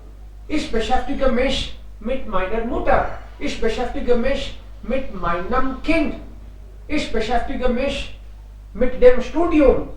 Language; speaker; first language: German; non-native, fluent; Hindi